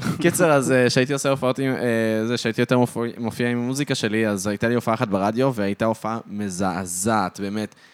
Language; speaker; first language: Hebrew; early bilingual, other home language; French